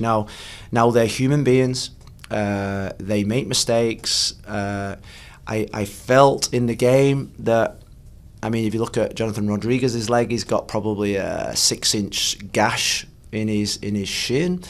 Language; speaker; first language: English; native; English